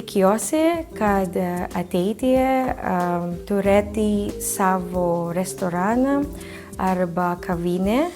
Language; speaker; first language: Lithuanian; non-native, fluent; Filipino